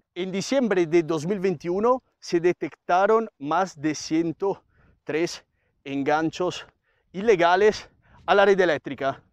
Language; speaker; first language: Spanish; non-native, fluent; Italian